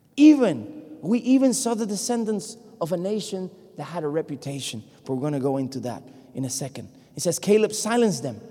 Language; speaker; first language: English; non-native, fluent; Spanish